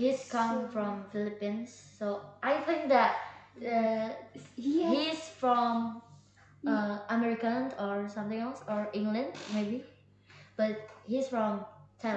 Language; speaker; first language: English; non-native, learner; Indonesian